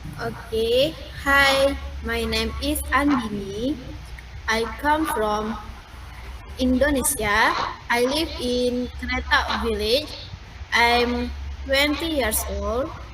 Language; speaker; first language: English; non-native, learner; Indonesian